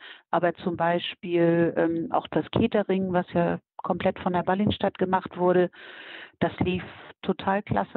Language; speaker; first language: German; native; German